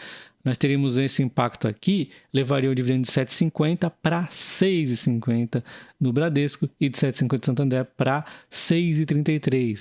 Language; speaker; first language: Portuguese; native; Portuguese